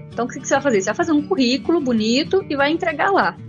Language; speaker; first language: Portuguese; native; Portuguese